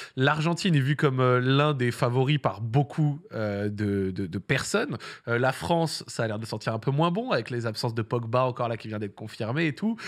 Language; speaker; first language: French; early bilingual, other home language; Arabic